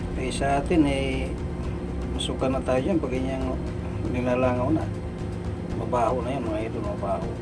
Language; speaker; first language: Filipino; non-native, local second language; Waray